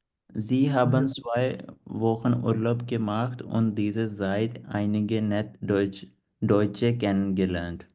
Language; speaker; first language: German; non-native, learner; Punjabi